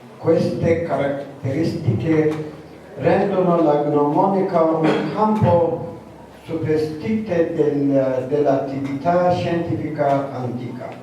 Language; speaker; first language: Italian; non-native, learner; Persian